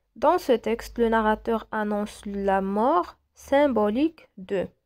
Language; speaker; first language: French; non-native, local second language; Arabic